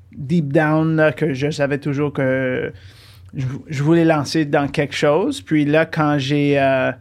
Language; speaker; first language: French; early bilingual, heritage; French